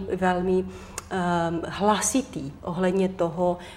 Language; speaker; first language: Czech; non-native, fluent; Romanian